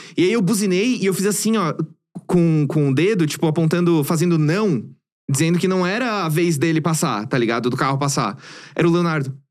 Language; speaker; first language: Portuguese; native; Portuguese